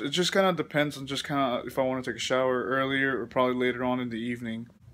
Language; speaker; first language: English; early bilingual, other home language; Spanish